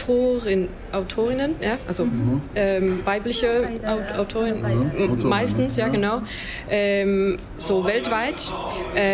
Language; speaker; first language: German; non-native, fluent; Estonian